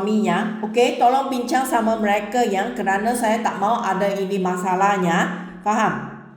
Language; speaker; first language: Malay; non-native, local second language; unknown